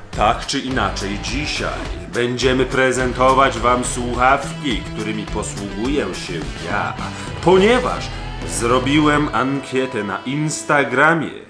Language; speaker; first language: Polish; early bilingual, heritage; Polish